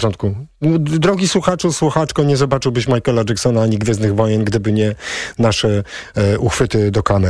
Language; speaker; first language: Polish; native; Polish